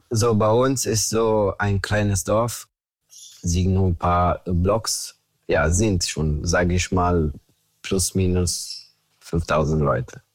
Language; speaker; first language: German; non-native, learner; Romanian